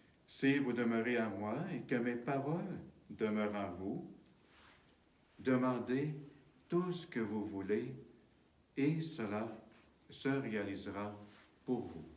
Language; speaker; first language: French; native; French